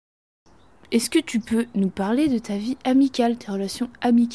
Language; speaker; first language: French; native; French